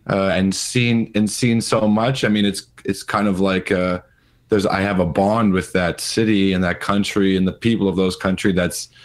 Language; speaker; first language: English; native; English